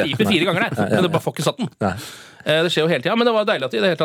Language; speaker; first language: Norwegian; native; Norwegian